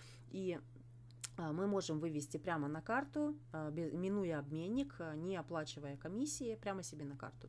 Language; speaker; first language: Russian; native; Russian